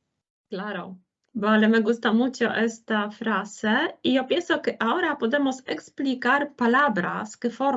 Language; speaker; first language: Spanish; non-native, fluent; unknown